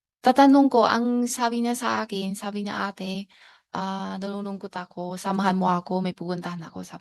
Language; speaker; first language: Filipino; non-native, learner; Chinese